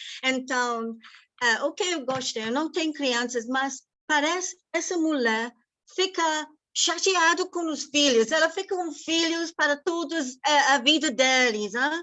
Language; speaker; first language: Portuguese; non-native, fluent; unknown